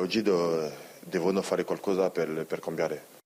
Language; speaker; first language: Italian; non-native, fluent; French